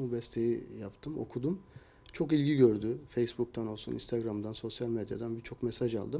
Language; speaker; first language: Turkish; native; Turkish